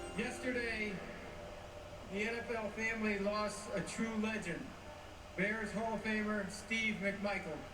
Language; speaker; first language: English; native; English